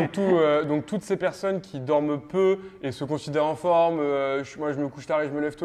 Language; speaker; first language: French; native; French